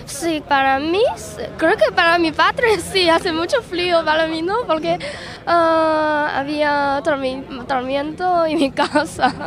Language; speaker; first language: Spanish; non-native, learner; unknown